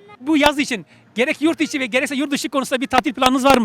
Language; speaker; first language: Turkish; native; Turkish